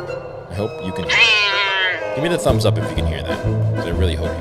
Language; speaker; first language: English; native; English